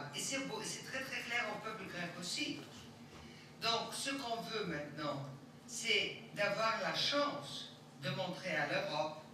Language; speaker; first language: French; non-native, fluent; Greek